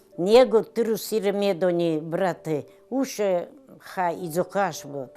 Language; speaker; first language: Tajik; non-native, fluent; Russian